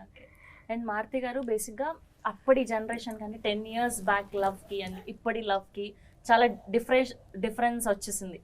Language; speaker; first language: Telugu; native; Telugu